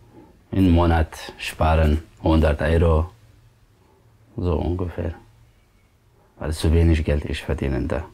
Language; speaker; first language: German; non-native, learner; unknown